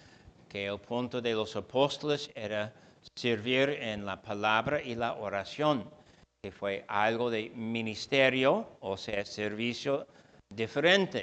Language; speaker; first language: Spanish; non-native, fluent; English